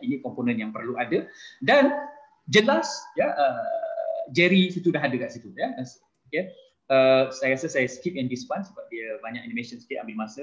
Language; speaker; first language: Malay; native; Malay